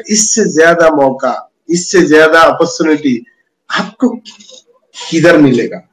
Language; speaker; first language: Hindi; non-native, fluent; Bangla